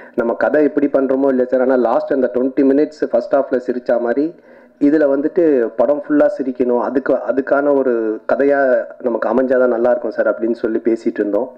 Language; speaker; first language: Tamil; native; Tamil